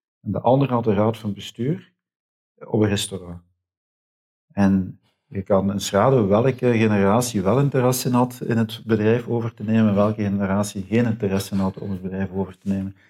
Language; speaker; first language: Dutch; native; Dutch